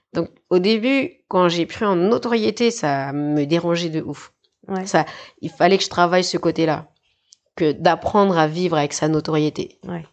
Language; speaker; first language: French; native; French